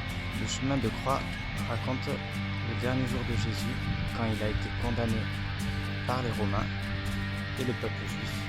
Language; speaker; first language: French; native; French